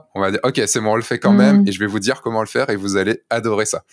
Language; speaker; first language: French; native; French